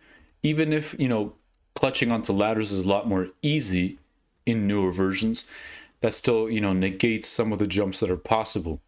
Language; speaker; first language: English; native; English